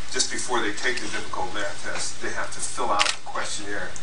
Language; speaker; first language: English; native; English